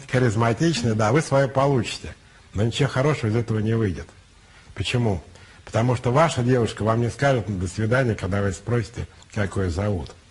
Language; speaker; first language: Russian; native; Russian